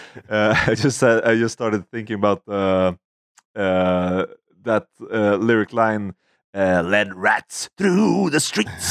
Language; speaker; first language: English; non-native, fluent; Swedish